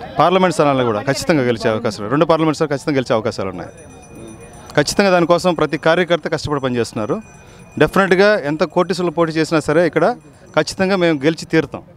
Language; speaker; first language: Telugu; native; Telugu